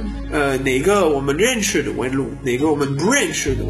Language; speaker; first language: Chinese; non-native, learner; French